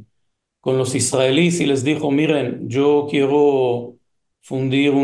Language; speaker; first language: Spanish; non-native, fluent; Hebrew